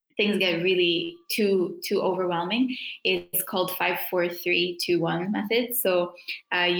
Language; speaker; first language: English; native; English